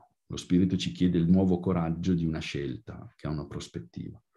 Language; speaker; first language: Italian; native; Italian